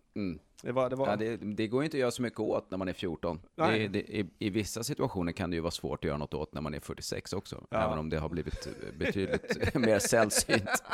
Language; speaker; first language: Swedish; native; Swedish